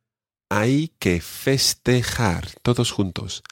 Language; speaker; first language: Spanish; non-native, fluent; English